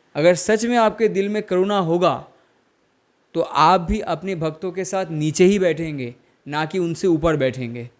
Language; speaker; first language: Hindi; non-native, local second language; Bangla